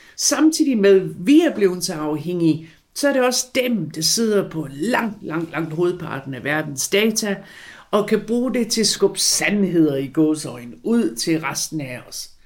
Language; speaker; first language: Danish; non-native, fluent; English